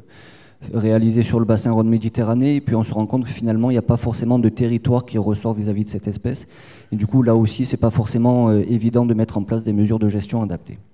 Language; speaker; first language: French; native; French